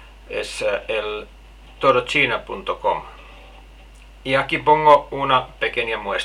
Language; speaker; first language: Spanish; non-native, learner; Finnish